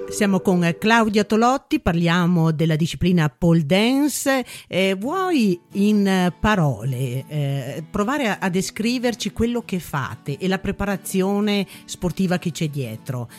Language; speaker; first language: Italian; native; Italian